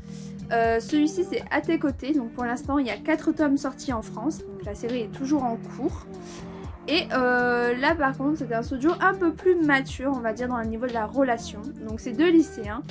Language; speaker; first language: French; native; French